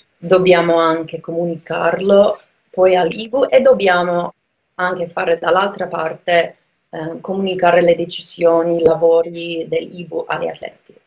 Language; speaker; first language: Italian; non-native, fluent; English